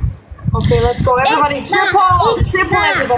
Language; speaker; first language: English; non-native, fluent; Turkish